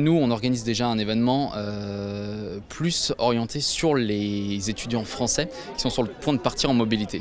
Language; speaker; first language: French; native; French